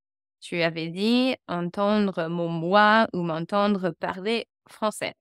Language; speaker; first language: French; non-native, fluent; English